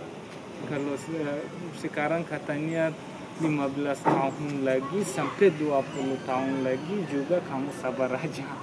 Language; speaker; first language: Indonesian; non-native, learner; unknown